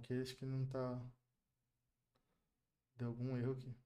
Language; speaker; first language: Portuguese; native; Portuguese